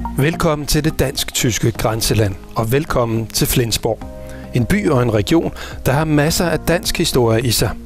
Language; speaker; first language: Danish; native; Danish